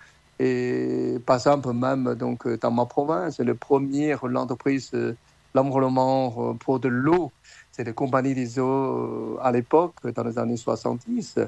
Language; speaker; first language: French; non-native, learner; Chinese